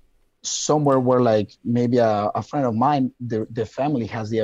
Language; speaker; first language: English; non-native, fluent; Spanish